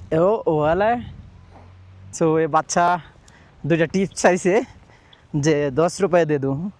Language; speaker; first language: Hindi; non-native, learner; Bangla